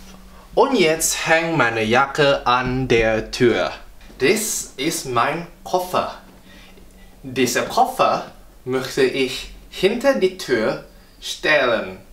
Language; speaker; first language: German; non-native, fluent; Indonesian